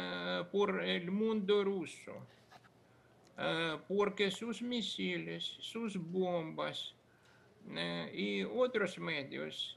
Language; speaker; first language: Spanish; non-native, fluent; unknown